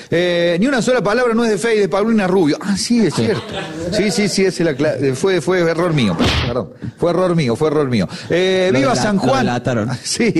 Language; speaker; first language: Spanish; native; Spanish